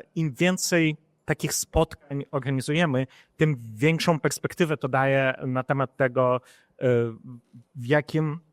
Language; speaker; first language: Polish; non-native, fluent; Ukrainian